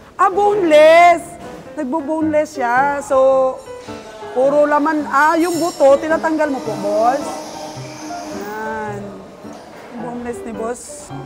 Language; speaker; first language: Filipino; non-native, local second language; Cebuano